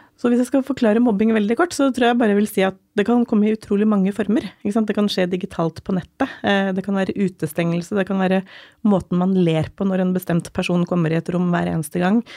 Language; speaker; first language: Norwegian; native; Norwegian